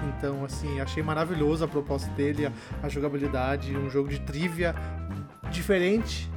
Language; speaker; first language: Portuguese; native; Portuguese